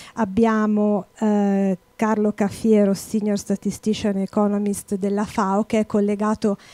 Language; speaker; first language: Italian; native; Italian